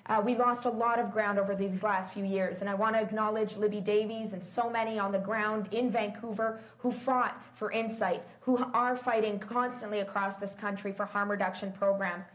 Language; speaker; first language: English; early bilingual, other home language; French